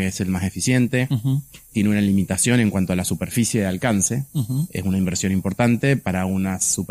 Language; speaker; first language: Spanish; native; Spanish